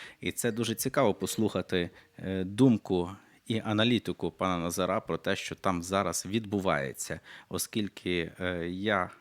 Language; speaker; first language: Ukrainian; native; Ukrainian